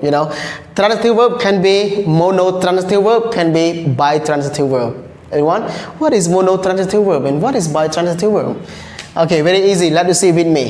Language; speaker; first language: English; non-native, learner; Khmer